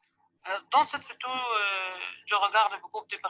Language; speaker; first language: French; non-native, learner; Arabic